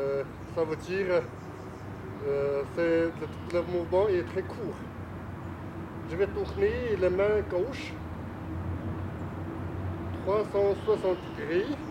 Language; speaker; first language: French; non-native, fluent; Chinese